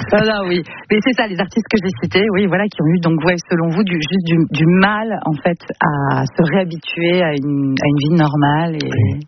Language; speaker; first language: French; native; French